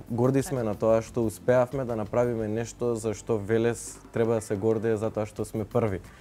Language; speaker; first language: Macedonian; non-native, local second language; Turkish